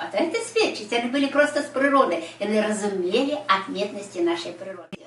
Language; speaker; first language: Belarusian; native; Belarusian